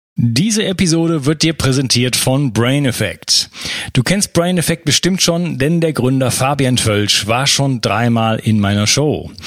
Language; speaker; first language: German; native; German